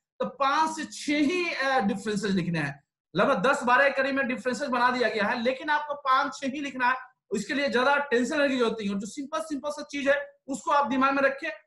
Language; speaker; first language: Hindi; native; Hindi